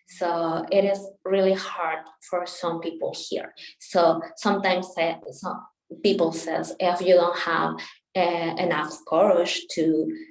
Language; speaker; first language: English; non-native, local second language; Spanish